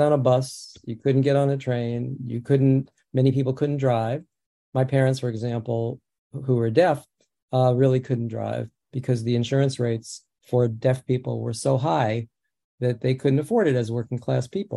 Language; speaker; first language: English; early bilingual, other home language; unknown